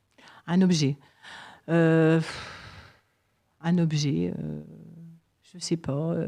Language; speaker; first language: French; native; French